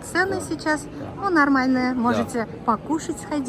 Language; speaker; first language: Russian; non-native, local second language; Tatar